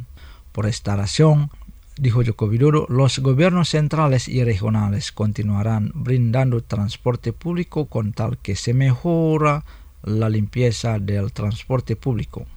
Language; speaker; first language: Spanish; non-native, fluent; Indonesian